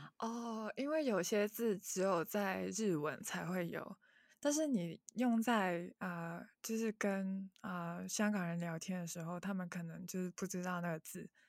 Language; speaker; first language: Chinese; non-native, local second language; Cantonese